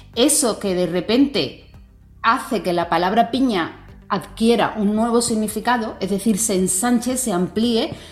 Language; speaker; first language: Spanish; native; Spanish